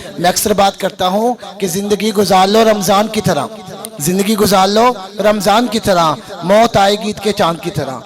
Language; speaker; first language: Urdu; non-native, local second language; Punjabi